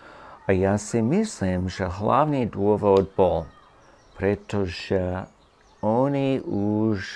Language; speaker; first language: Slovak; non-native, fluent; English